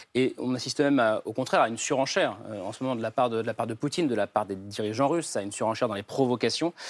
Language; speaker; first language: French; native; French